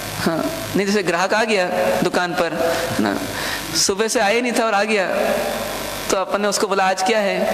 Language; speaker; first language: Hindi; non-native, local second language; Marwari